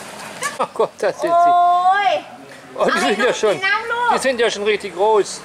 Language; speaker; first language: German; native; German